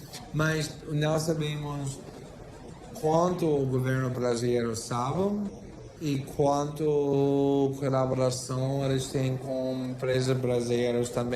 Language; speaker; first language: Portuguese; non-native, fluent; English